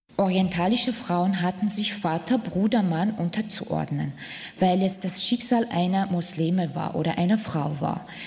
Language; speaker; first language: German; non-native, fluent; Central Kurdish